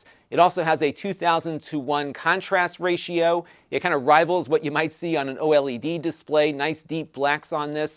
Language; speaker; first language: English; native; English